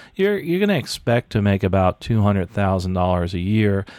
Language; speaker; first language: English; native; English